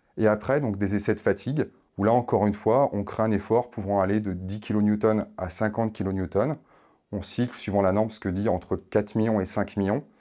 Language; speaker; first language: French; native; French